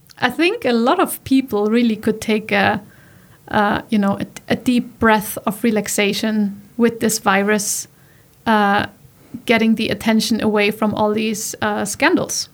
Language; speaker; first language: English; non-native, fluent; German